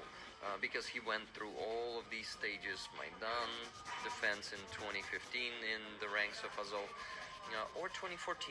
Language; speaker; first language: English; non-native, fluent; Ukrainian